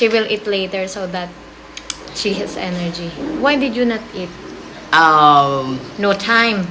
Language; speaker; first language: English; non-native, local second language; Filipino